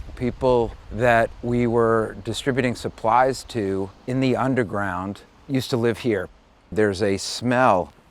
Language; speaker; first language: English; native; English